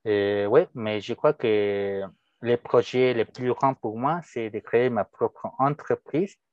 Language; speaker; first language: French; non-native, fluent; Spanish